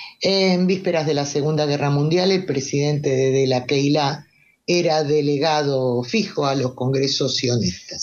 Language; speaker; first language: Spanish; native; Spanish